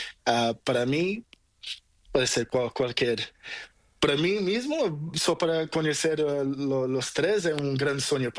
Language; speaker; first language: Spanish; non-native, learner; Portuguese